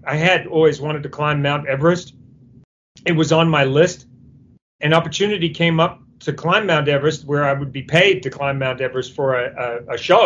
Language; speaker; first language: English; native; English